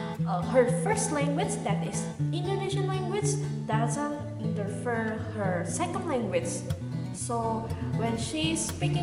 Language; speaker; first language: English; non-native, learner; Indonesian